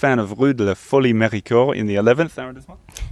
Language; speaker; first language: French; non-native, learner; English